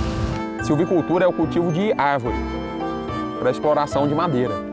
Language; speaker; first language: Portuguese; native; Portuguese